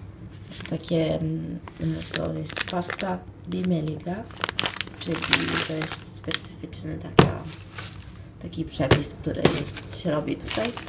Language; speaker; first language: Polish; non-native, fluent; Italian